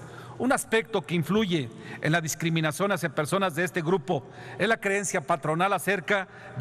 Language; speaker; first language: Spanish; native; Spanish